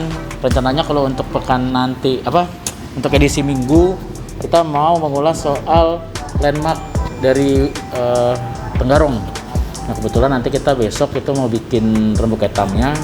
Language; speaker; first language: Indonesian; native; Indonesian